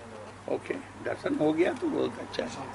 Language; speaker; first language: Hindi; non-native, local second language; Bangla